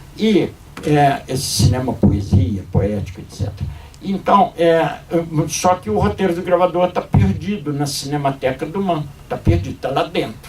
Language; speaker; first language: Portuguese; native; Portuguese